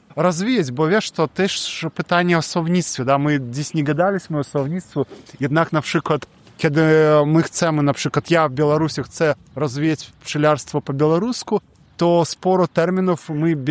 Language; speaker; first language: Polish; non-native, fluent; Belarusian